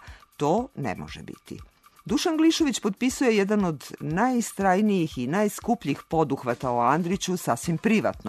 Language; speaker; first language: Serbian; native; Serbian